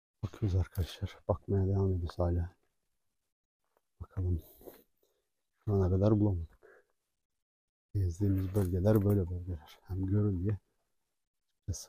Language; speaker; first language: Turkish; native; Turkish